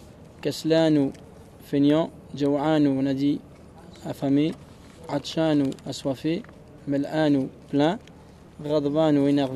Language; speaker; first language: Arabic; non-native, learner; French